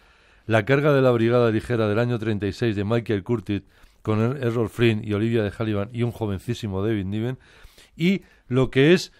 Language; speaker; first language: Spanish; native; Spanish